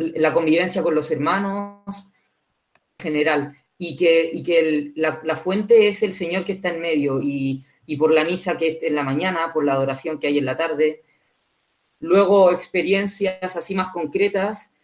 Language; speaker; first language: Spanish; native; Spanish